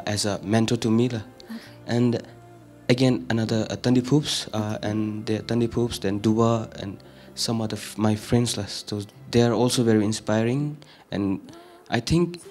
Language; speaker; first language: English; non-native, fluent; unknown